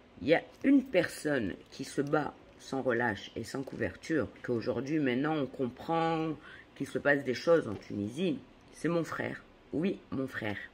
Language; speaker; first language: French; native; French